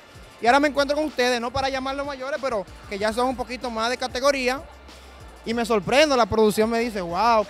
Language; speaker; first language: Spanish; native; Spanish